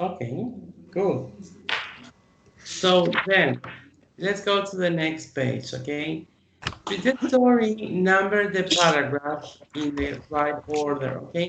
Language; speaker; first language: English; non-native, fluent; Spanish